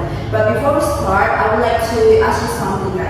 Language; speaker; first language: English; non-native, learner; Indonesian